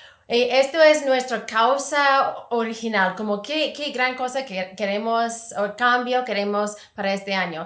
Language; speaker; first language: Spanish; non-native, fluent; English